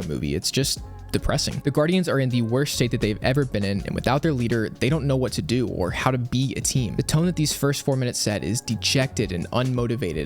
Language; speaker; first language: English; native; English